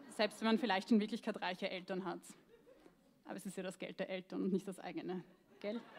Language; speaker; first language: German; early bilingual, other home language; Croatian